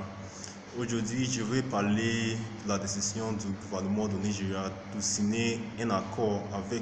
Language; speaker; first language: French; non-native, fluent; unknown